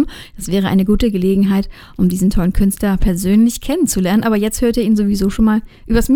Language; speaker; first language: German; native; German